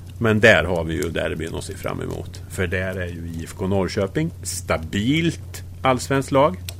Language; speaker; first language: Swedish; native; Swedish